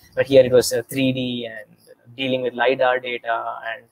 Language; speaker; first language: English; non-native, local second language; Telugu